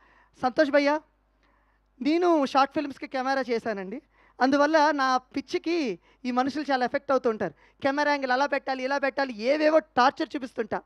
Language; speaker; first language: Telugu; native; Telugu